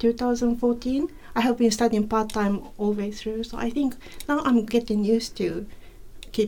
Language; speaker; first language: English; non-native, fluent; Japanese